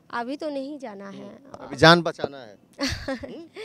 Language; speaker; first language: Hindi; non-native, local second language; Bangla